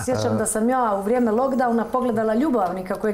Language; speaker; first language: Croatian; native; Croatian